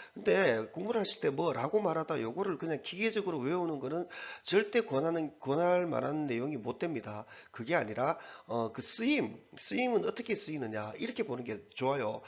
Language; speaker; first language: Korean; native; Korean